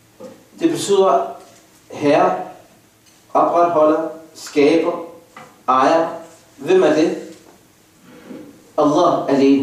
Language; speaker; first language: Danish; non-native, fluent; Arabic